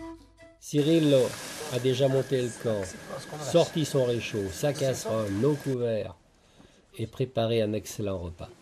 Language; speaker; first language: French; native; French